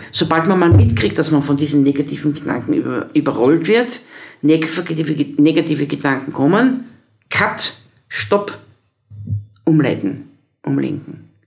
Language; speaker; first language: German; native; German